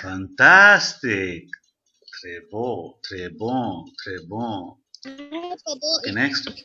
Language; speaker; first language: French; non-native, fluent; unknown